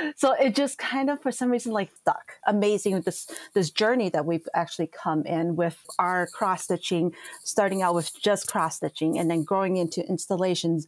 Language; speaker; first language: English; native; English